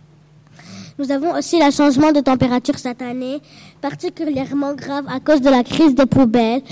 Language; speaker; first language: French; non-native, local second language; Arabic